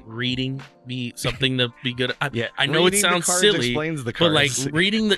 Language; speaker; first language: English; native; English